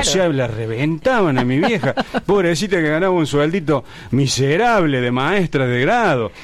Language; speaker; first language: Spanish; native; Spanish